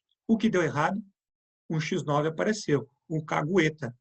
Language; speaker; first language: Portuguese; native; Portuguese